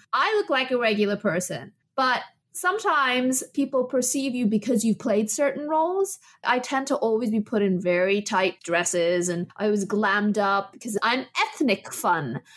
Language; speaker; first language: English; early bilingual, other home language; Chinese